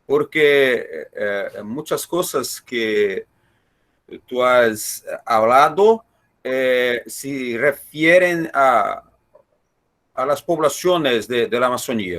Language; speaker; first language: Spanish; non-native, learner; Portuguese